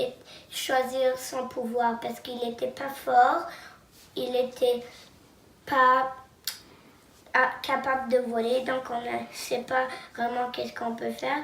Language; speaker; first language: French; non-native, local second language; English